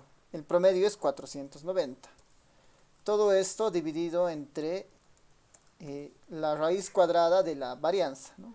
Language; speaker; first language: Spanish; native; Spanish